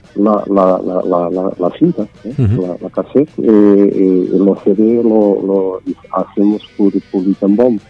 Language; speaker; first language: Spanish; non-native, learner; Portuguese